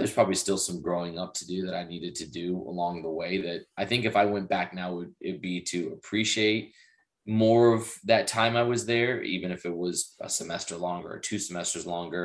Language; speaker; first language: English; native; English